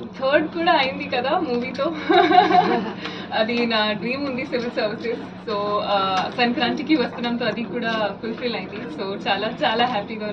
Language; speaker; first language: Telugu; non-native, learner; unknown